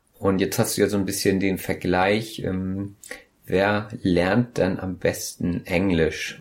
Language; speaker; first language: German; native; German